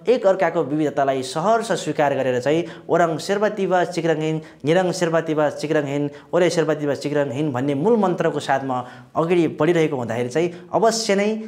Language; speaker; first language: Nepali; non-native, local second language; Sherpa